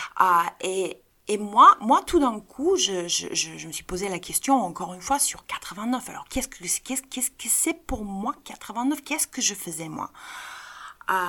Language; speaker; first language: French; non-native, fluent; Bulgarian